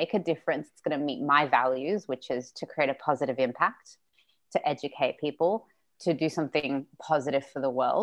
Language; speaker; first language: English; non-native, local second language; Russian